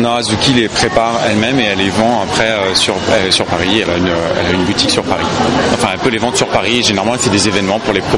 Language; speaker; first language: French; native; French